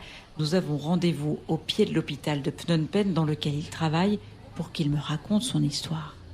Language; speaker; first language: French; native; French